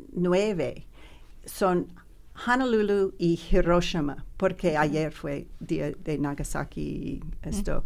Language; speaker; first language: Spanish; non-native, learner; English